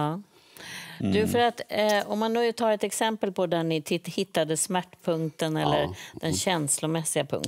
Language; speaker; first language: Swedish; native; Swedish